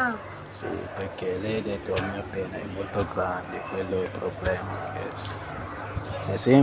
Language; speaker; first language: Italian; non-native, learner; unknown